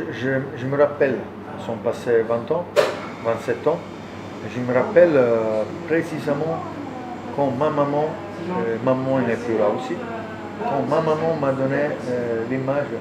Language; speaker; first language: French; non-native, learner; Italian